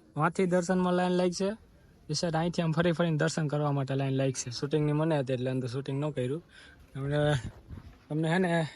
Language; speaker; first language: Gujarati; native; Gujarati